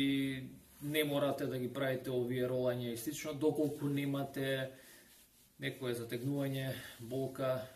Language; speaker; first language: Macedonian; native; Macedonian